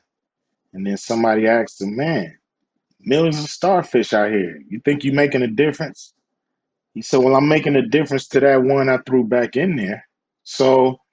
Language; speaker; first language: English; native; English